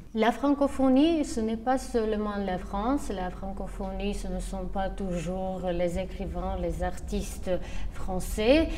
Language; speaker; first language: French; non-native, fluent; Armenian